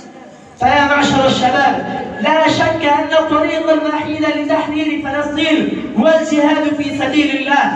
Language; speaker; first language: Arabic; non-native, learner; Bangla